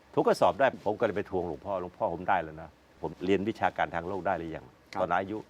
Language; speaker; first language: Thai; native; Thai